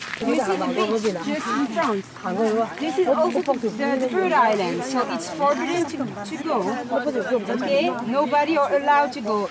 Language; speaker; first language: English; non-native, learner; French